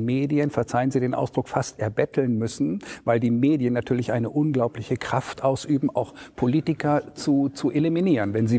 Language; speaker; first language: German; native; German